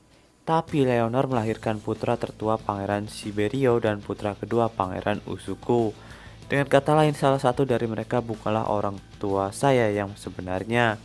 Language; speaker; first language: Indonesian; native; Indonesian